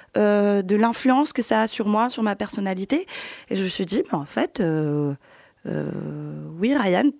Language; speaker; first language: French; early bilingual, other home language; Arabic